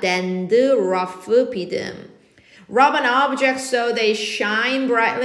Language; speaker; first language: English; non-native, fluent; Korean